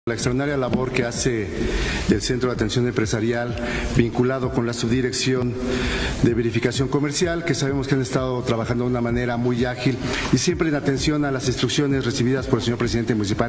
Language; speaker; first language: Spanish; native; Spanish